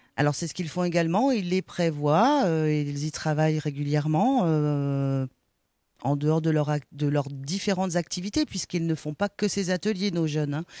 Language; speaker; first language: French; native; French